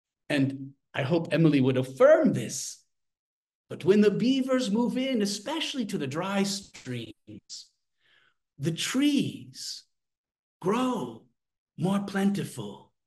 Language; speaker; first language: English; native; English